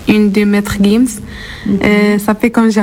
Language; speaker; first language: French; non-native, learner; Arabic